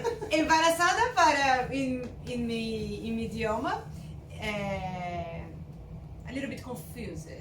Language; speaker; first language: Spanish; non-native, learner; Portuguese